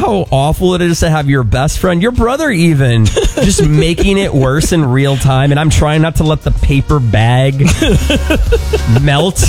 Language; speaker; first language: English; native; English